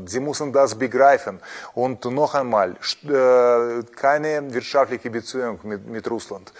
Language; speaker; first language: German; non-native, fluent; Russian